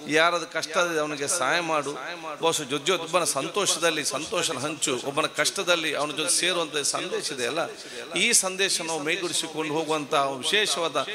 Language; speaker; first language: Kannada; non-native, local second language; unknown